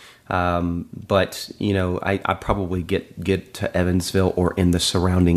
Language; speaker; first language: English; native; English